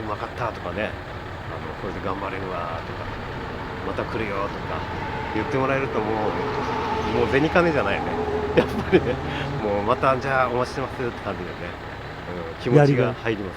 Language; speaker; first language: Japanese; native; Japanese